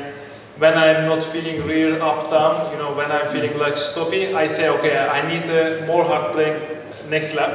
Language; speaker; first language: English; non-native, learner; Turkish